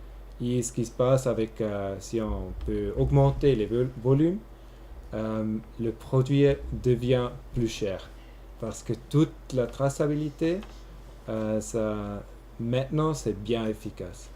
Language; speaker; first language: French; non-native, local second language; German